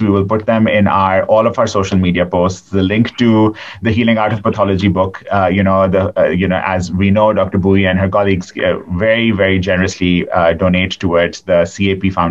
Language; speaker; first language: English; non-native, local second language; Urdu